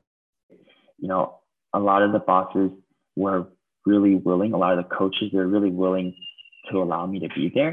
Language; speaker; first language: English; native; English